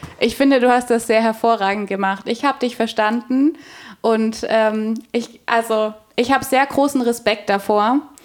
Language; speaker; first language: German; native; German